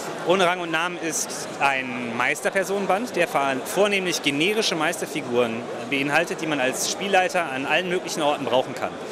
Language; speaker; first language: German; native; German